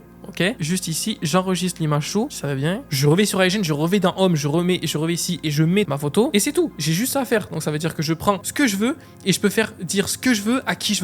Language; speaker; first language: French; native; French